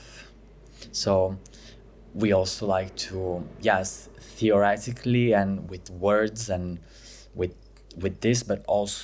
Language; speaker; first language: English; non-native, fluent; Italian